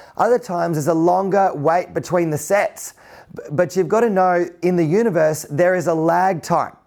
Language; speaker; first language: English; native; English